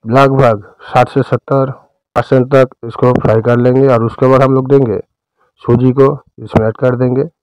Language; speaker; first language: Hindi; non-native, local second language; Bangla